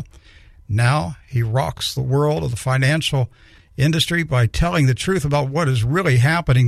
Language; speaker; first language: English; native; English